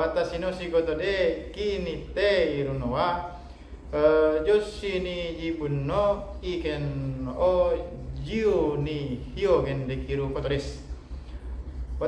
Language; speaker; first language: Japanese; non-native, learner; Indonesian